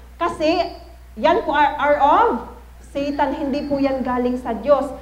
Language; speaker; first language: Filipino; non-native, local second language; Cebuano